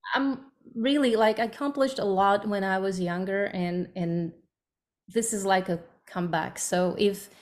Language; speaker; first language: English; non-native, fluent; Slovak